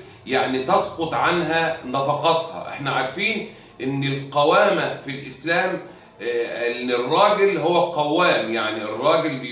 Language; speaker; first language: Arabic; native; Arabic